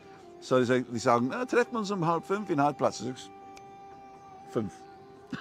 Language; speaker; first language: German; non-native, learner; English